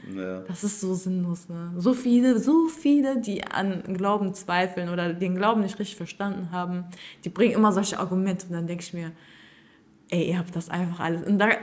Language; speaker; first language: German; early bilingual, other home language; Turkish